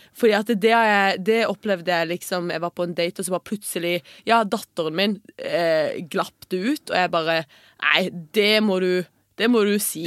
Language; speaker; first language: Norwegian; early bilingual, heritage; Norwegian